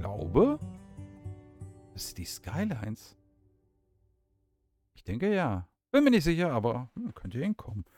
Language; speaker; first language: German; native; German